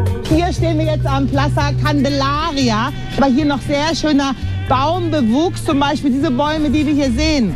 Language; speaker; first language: German; native; German